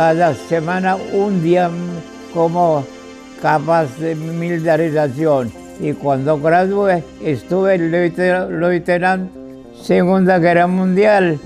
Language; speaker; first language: Spanish; non-native, fluent; Georgian